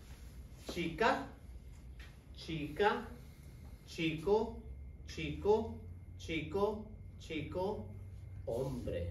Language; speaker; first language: Spanish; non-native, fluent; English